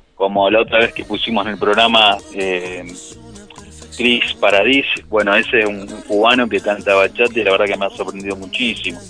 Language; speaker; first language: Spanish; native; Spanish